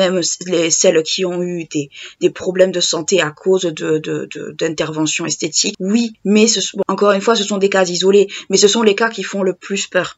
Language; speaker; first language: French; native; French